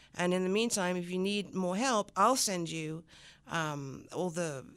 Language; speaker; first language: English; non-native, fluent; French